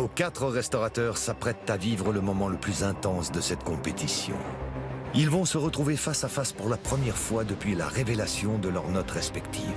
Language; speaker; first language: French; native; French